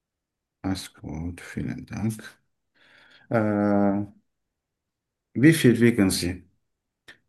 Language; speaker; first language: German; non-native, learner; Turkish